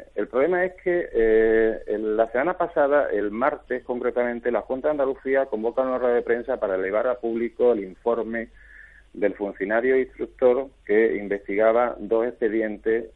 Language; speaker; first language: Spanish; native; Spanish